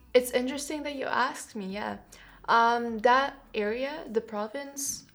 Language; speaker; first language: English; non-native, fluent; Kyrgyz